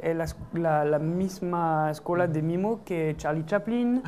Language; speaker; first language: Italian; non-native, learner; French